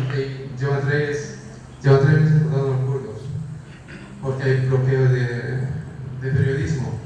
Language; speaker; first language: Spanish; non-native, fluent; Kurdish